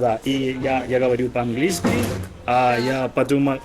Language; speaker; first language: Russian; non-native, learner; Spanish